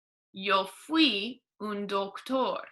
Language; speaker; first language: Spanish; non-native, fluent; English